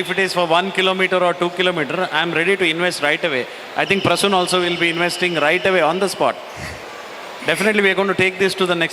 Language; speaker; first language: English; non-native, local second language; Kannada